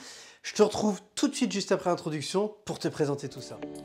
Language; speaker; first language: French; native; French